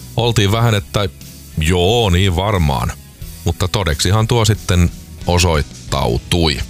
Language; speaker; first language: Finnish; native; Finnish